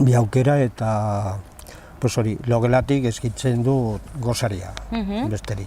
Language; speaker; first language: Basque; non-native, local second language; Spanish